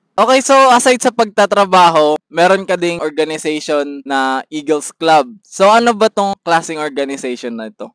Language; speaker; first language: Filipino; native; Filipino